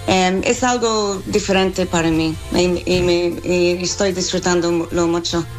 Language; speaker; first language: Spanish; non-native, fluent; English